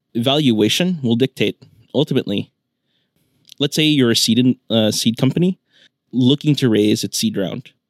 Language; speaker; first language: English; non-native, local second language; Filipino